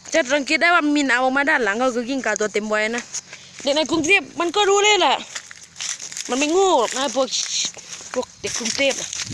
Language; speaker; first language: Thai; native; Thai